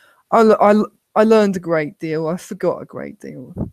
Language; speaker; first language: English; native; English